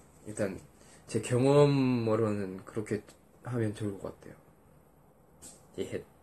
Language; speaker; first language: Korean; non-native, fluent; Indonesian